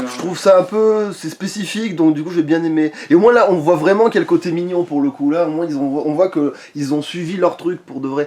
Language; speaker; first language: French; native; French